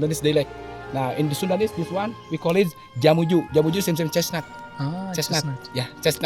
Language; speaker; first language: English; non-native, learner; Sundanese